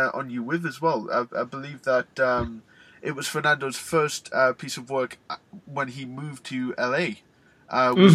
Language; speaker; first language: English; native; English